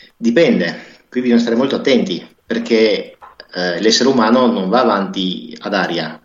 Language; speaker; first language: Italian; native; Italian